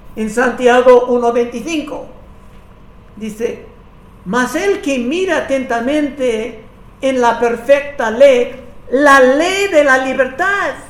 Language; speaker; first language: Spanish; non-native, fluent; English